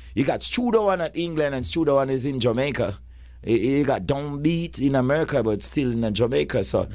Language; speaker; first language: English; non-native, local second language; Jamaican Creole English